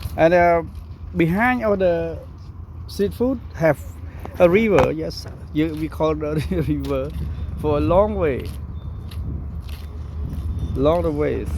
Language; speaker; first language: English; non-native, learner; Khmer